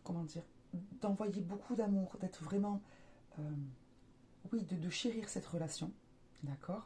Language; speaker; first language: French; native; French